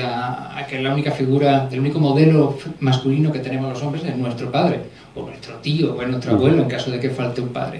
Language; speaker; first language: Spanish; native; Spanish